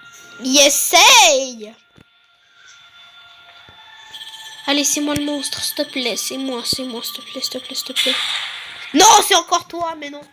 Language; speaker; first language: French; native; French